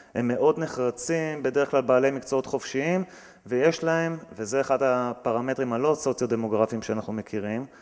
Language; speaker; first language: Hebrew; native; Hebrew